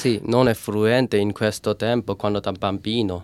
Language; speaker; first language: Italian; non-native, learner; Cantonese